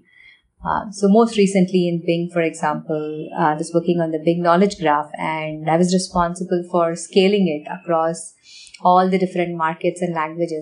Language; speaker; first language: English; non-native, local second language; Tamil